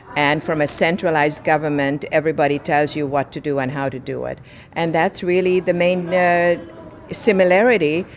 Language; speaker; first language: English; non-native, fluent; Hungarian